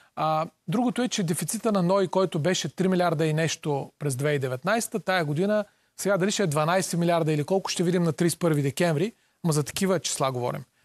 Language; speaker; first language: Bulgarian; native; Bulgarian